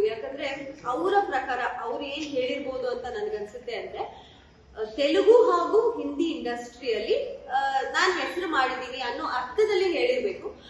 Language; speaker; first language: Kannada; non-native, local second language; Kodava